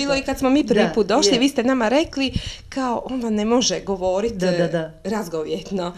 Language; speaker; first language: Croatian; native; Croatian